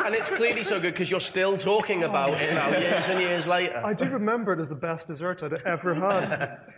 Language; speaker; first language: English; native; English